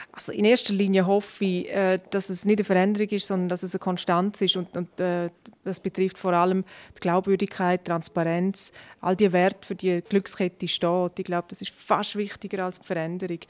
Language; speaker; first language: German; non-native, local second language; Romansh